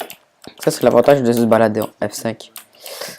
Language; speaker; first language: French; native; French